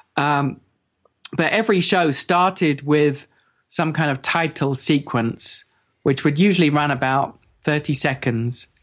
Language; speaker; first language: English; native; English